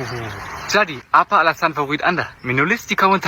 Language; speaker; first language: Indonesian; non-native, learner; German